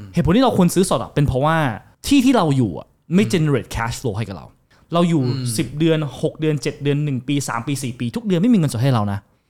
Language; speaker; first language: Thai; early bilingual, heritage; Thai